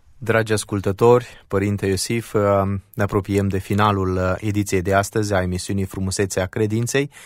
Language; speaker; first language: Romanian; native; Romanian